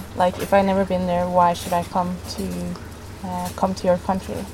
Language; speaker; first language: English; non-native, fluent; Norwegian